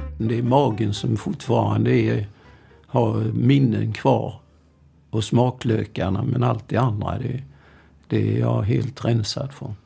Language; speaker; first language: Swedish; early bilingual, other home language; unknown